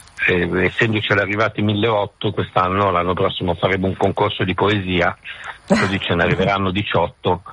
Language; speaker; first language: Italian; native; Italian